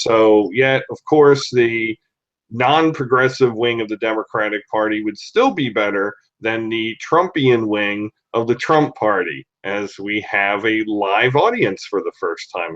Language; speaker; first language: English; native; English